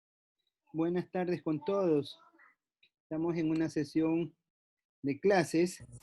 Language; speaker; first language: Spanish; native; Spanish